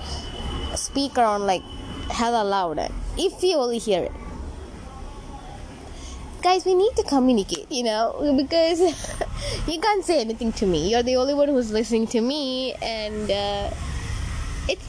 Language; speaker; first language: English; non-native, local second language; Tamil